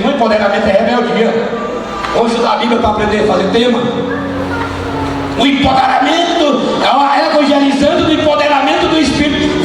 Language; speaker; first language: Portuguese; native; Portuguese